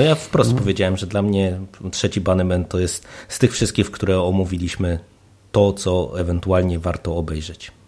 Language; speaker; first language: Polish; native; Polish